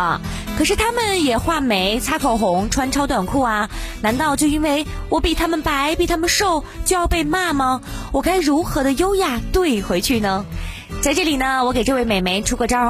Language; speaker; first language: Chinese; native; Chinese